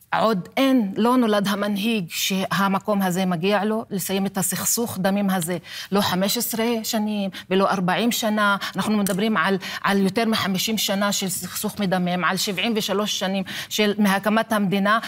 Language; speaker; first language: Hebrew; non-native, local second language; Arabic